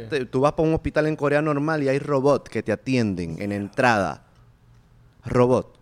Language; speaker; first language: Spanish; native; Spanish